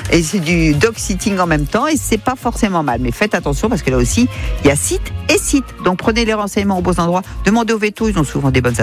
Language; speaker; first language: French; native; French